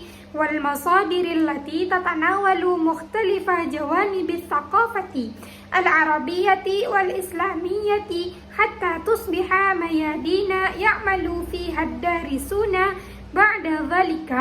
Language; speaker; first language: Arabic; non-native, learner; Indonesian